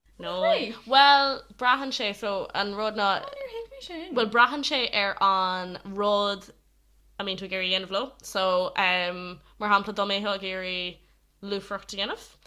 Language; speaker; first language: Irish; non-native, local second language; English